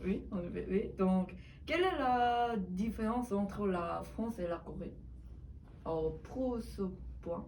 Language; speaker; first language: French; non-native, learner; Korean